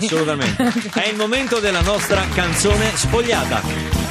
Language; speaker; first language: Italian; native; Italian